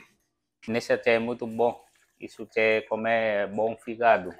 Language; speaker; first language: Portuguese; non-native, learner; Vietnamese